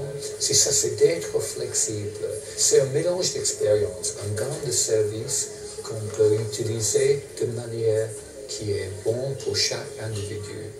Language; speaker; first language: French; non-native, fluent; English